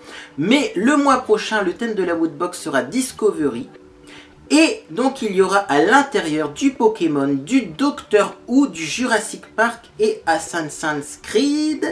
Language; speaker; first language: French; native; French